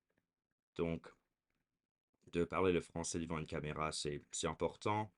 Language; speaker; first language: French; early bilingual, heritage; French